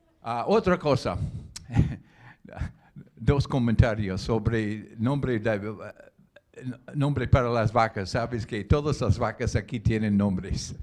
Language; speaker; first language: Spanish; non-native, learner; English